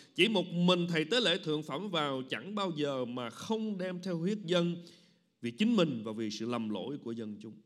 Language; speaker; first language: Vietnamese; native; Vietnamese